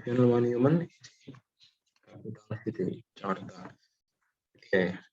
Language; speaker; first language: English; non-native, local second language; Indonesian